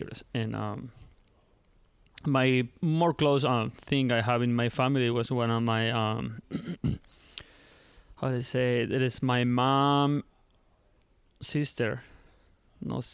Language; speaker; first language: English; non-native, learner; Spanish